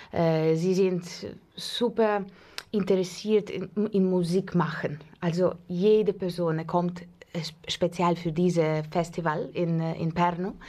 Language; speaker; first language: German; non-native, learner; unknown